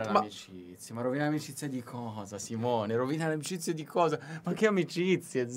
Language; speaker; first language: Italian; native; Italian